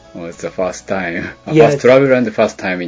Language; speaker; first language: English; non-native, learner; Japanese